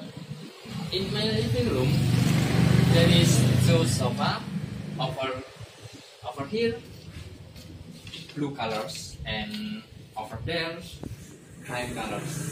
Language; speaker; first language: English; non-native, learner; Indonesian